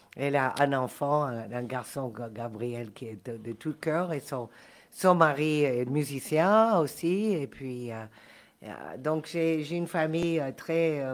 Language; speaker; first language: French; non-native, fluent; Spanish